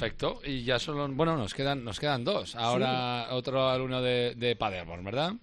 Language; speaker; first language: Spanish; native; Spanish